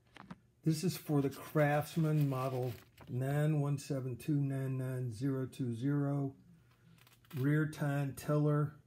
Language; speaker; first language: English; native; English